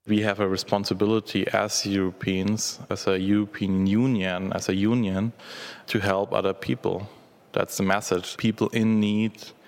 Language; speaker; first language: English; non-native, fluent; German